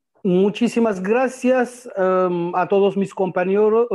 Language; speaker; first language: Spanish; non-native, fluent; Arabic